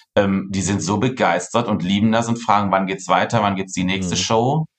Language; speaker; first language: German; native; German